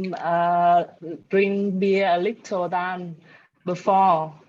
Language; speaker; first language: English; non-native, learner; Vietnamese